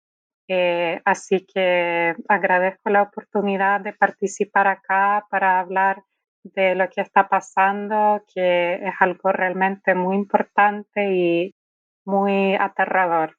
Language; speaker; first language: Spanish; non-native, fluent; Ukrainian